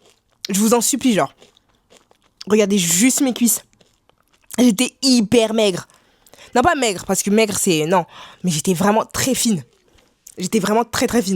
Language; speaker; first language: French; native; French